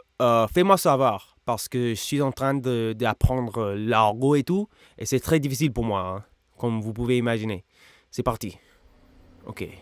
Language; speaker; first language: French; non-native, learner; English